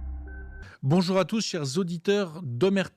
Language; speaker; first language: French; native; French